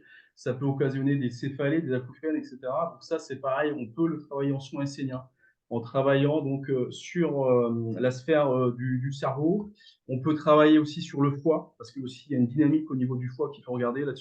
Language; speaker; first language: French; native; French